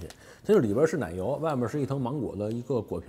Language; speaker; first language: Chinese; native; Chinese